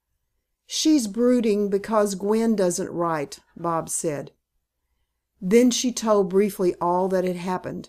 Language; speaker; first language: English; native; English